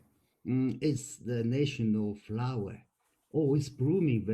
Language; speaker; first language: English; non-native, learner; Chinese